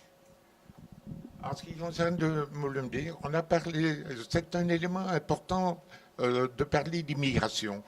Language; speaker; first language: French; native; French